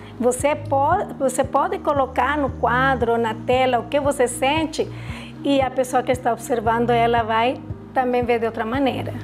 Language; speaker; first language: Portuguese; non-native, fluent; Spanish